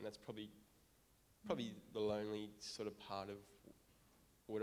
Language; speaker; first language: English; native; English